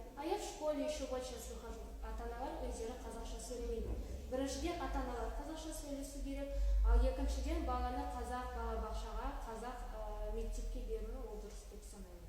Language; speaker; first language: Kazakh; non-native, local second language; Russian